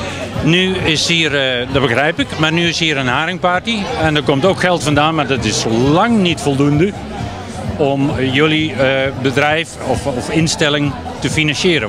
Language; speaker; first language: Dutch; native; Dutch